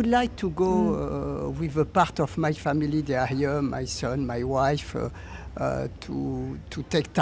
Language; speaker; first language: English; non-native, learner; French